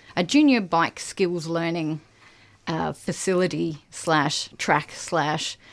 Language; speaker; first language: English; native; English